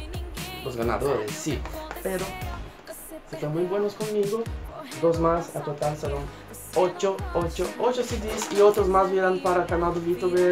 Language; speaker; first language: Spanish; non-native, fluent; Portuguese